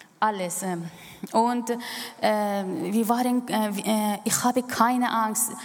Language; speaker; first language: German; non-native, learner; Kurdish